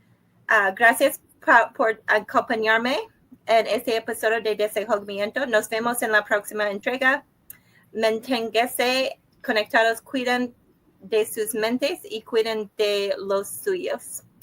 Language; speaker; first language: Spanish; non-native, learner; English